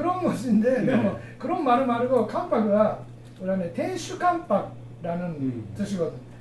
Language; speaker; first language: Korean; non-native, fluent; Japanese